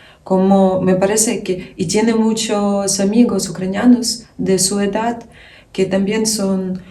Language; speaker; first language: Spanish; non-native, fluent; Ukrainian